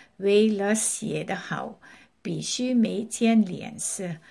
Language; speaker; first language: Chinese; non-native, learner; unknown